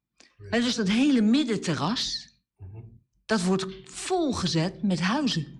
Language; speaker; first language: Dutch; native; Dutch